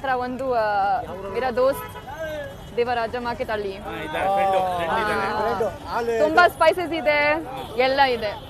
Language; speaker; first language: Kannada; non-native, learner; German